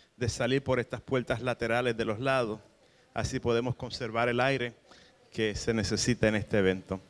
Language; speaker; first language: Spanish; early bilingual, heritage; Spanish